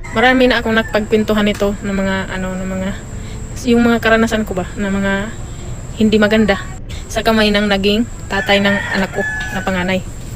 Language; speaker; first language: Filipino; non-native, local second language; Cebuano